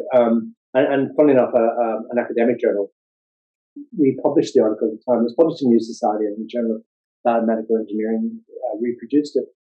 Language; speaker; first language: English; native; English